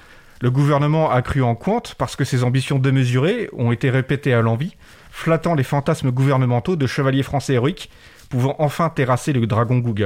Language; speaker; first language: French; native; French